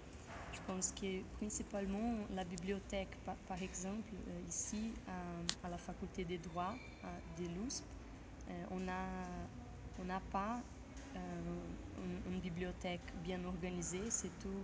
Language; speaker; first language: French; non-native, fluent; Portuguese